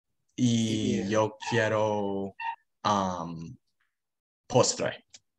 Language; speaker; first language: Spanish; non-native, learner; English